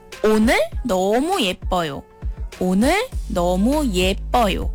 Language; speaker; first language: Korean; non-native, learner; Malay